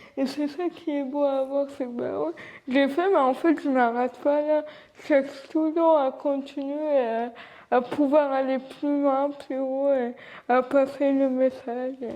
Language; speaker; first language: French; early bilingual, other home language; Arabic